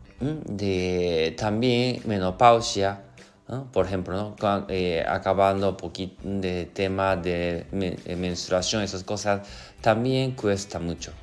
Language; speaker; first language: Spanish; non-native, learner; Japanese